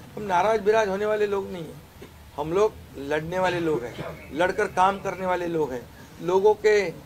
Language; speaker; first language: Hindi; non-native, local second language; Marathi